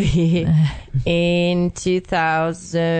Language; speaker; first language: English; non-native, fluent; Portuguese